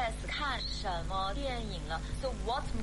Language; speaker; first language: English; non-native, fluent; Chinese